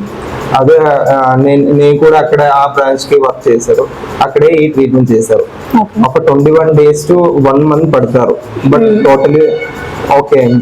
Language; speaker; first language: Telugu; non-native, learner; Malayalam